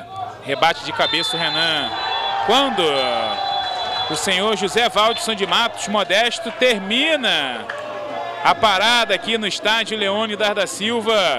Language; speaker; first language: Portuguese; native; Portuguese